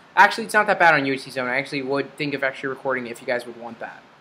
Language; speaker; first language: English; native; English